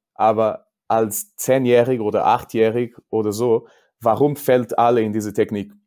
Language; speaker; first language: German; non-native, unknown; Portuguese